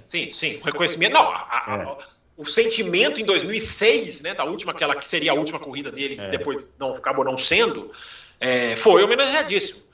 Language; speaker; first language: Portuguese; native; Portuguese